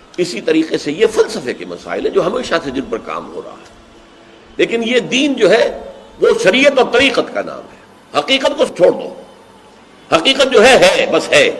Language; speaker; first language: Urdu; native; Urdu